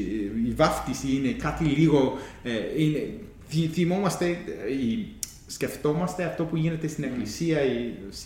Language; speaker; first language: Greek; non-native, fluent; English